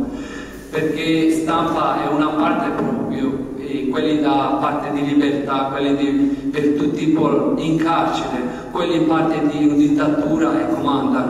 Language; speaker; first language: Italian; non-native, learner; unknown